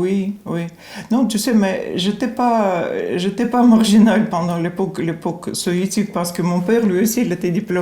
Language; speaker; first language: French; non-native, fluent; Russian